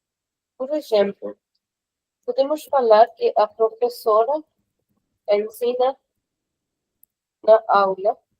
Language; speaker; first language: Portuguese; non-native, fluent; Hindi